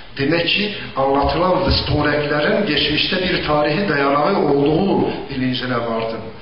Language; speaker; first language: Turkish; non-native, local second language; Zaza